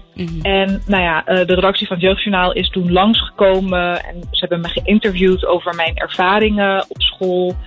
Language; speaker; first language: Dutch; early bilingual, other home language; Arabic